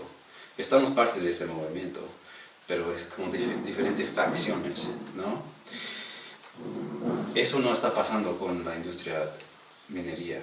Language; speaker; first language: Spanish; non-native, fluent; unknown